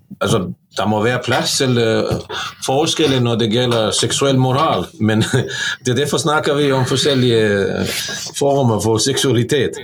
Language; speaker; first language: Norwegian; non-native, fluent; Bosnian